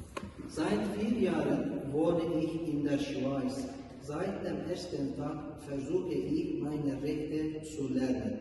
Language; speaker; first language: German; non-native, learner; Turkish